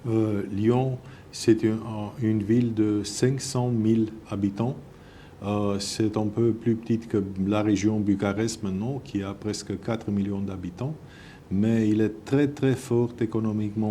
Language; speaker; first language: French; non-native, fluent; Romanian